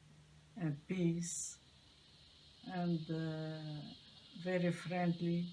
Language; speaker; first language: English; non-native, learner; Arabic